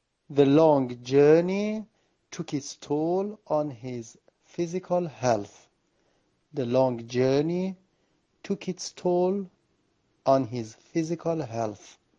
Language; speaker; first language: English; non-native, fluent; Persian